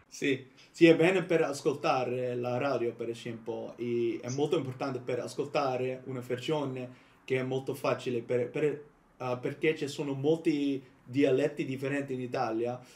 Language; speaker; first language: Italian; non-native, learner; Dutch